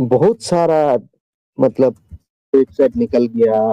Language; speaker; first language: Hindi; non-native, local second language; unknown